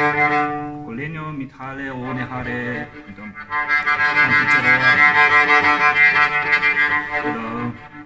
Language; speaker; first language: German; non-native, fluent; Japanese